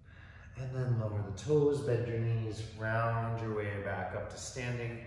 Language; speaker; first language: English; native; English